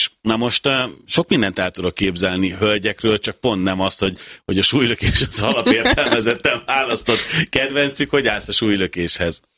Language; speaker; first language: Hungarian; native; Hungarian